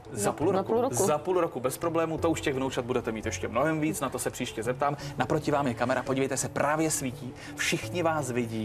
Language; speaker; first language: Czech; native; Czech